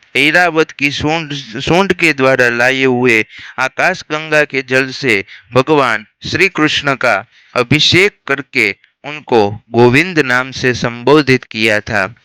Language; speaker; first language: Hindi; non-native, local second language; Gujarati